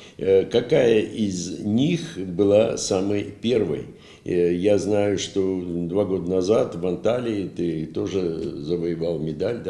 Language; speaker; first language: Russian; native; Russian